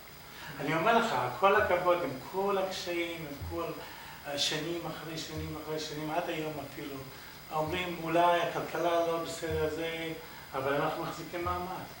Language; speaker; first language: Hebrew; early bilingual, other home language; Arabic